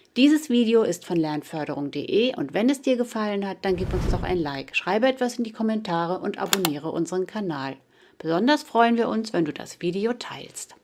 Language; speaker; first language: German; native; German